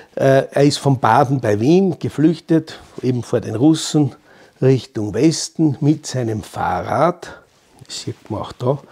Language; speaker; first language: German; native; German